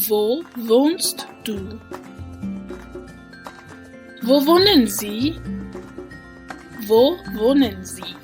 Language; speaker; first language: German; non-native, fluent; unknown